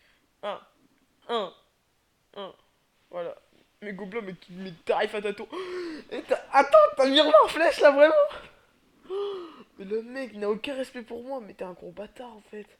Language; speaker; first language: French; native; French